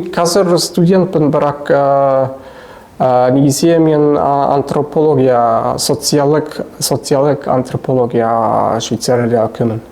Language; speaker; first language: Kazakh; non-native, learner; Swiss German